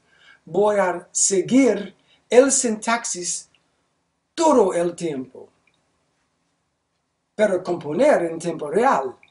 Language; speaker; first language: Spanish; non-native, learner; English